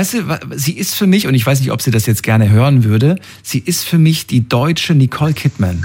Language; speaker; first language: German; native; German